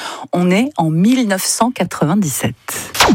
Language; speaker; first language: French; native; French